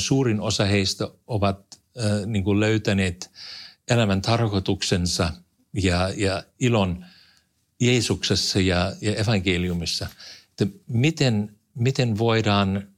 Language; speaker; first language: Finnish; non-native, fluent; English